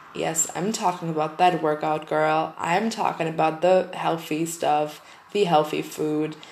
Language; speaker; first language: English; non-native, fluent; German